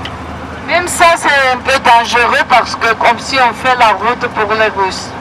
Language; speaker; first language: French; non-native, fluent; Georgian